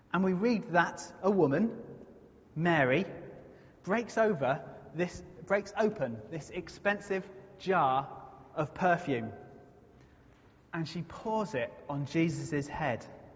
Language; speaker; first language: English; native; English